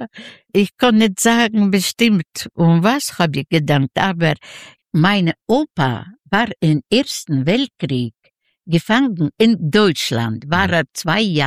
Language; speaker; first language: German; non-native, learner; Yiddish